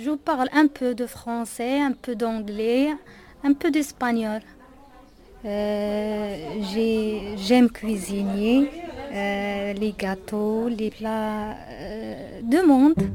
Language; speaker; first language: French; non-native, learner; Berber languages